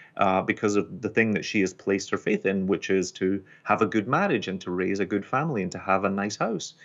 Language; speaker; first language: English; non-native, local second language; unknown